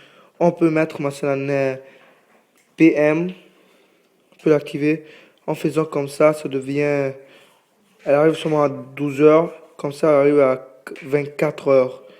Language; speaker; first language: French; non-native, fluent; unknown